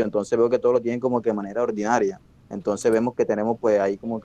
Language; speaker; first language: Spanish; native; Spanish